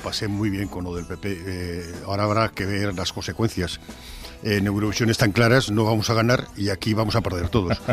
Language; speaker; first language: Spanish; native; Spanish